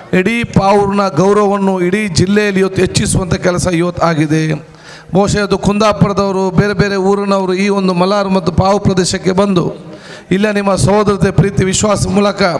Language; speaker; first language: Kannada; non-native, local second language; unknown